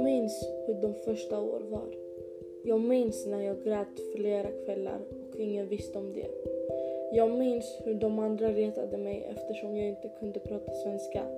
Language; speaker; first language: Swedish; early bilingual, other home language; Greek